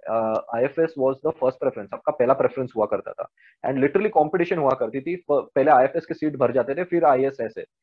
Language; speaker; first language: Hindi; non-native, local second language; Marathi